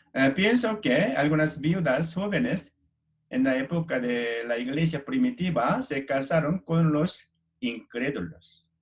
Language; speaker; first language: Spanish; non-native, fluent; Korean